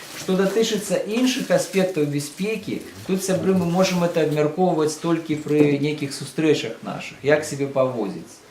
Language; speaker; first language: Belarusian; native; Belarusian